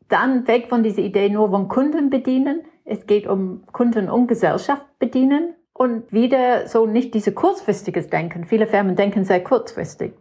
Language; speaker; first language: German; non-native, fluent; English